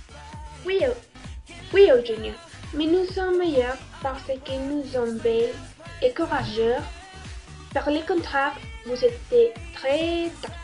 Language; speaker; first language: French; non-native, learner; Spanish